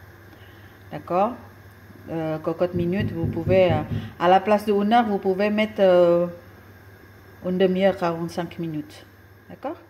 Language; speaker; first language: French; non-native, fluent; Indonesian